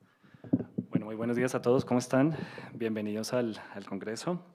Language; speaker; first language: Spanish; native; Spanish